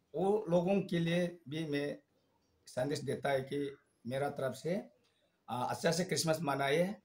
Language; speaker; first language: Hindi; non-native, local second language; Nyishi